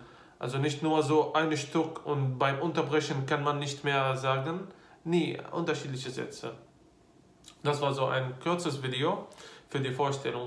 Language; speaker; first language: German; non-native, fluent; Arabic